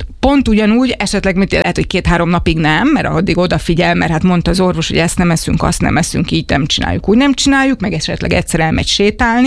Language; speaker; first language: Hungarian; native; Hungarian